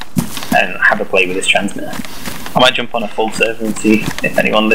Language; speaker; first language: English; native; English